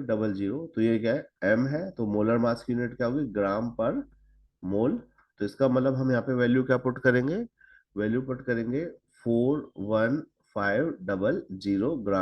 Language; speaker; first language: Hindi; native; Hindi